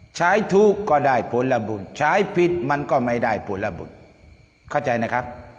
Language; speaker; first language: Thai; non-native, local second language; Pattani Malay